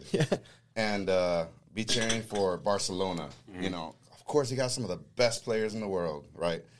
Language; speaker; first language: English; native; English